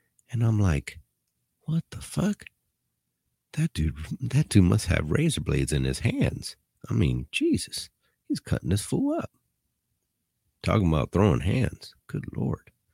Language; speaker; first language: English; early bilingual, other home language; Spanish